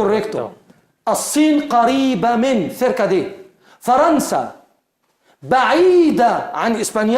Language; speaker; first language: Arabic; non-native, fluent; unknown